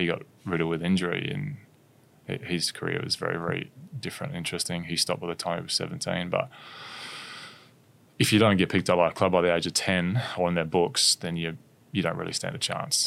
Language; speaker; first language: English; native; English